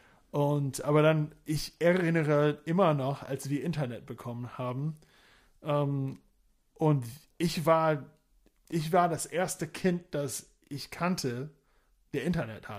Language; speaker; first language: German; non-native, fluent; English